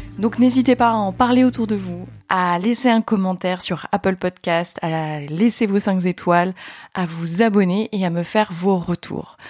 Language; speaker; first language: French; native; French